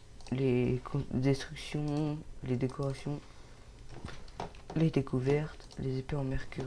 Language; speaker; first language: French; native; French